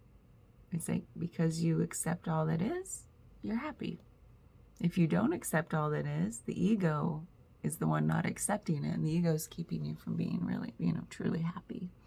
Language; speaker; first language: English; native; English